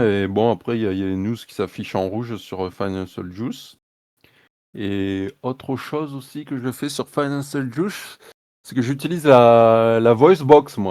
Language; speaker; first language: French; native; French